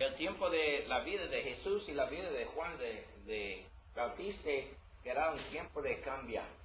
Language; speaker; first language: Spanish; non-native, learner; English